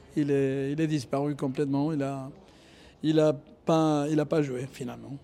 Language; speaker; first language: French; non-native, fluent; Spanish